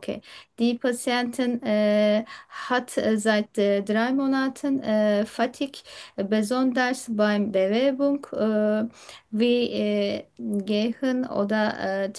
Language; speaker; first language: German; non-native, learner; Turkish